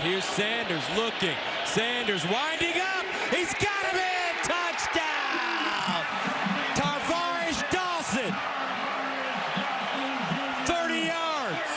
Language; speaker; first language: English; native; English